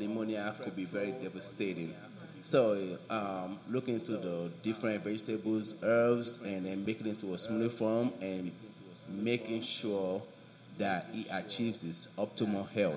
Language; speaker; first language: English; non-native, local second language; Yoruba